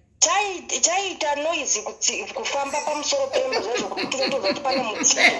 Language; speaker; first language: Shona; early bilingual, other home language; Nyanja